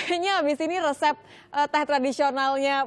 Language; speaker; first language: Indonesian; native; Indonesian